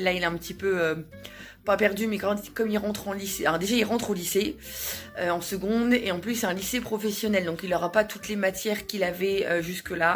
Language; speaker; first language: French; native; French